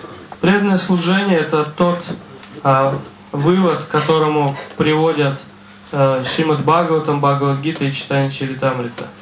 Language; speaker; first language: Russian; native; Russian